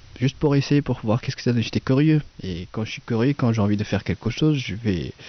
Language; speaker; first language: French; non-native, fluent; Persian